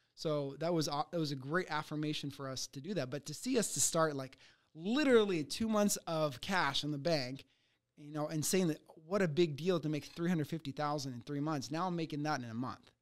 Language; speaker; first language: English; early bilingual, other home language; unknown